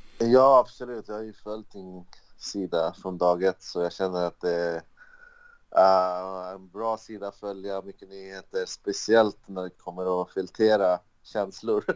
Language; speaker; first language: Swedish; early bilingual, other home language; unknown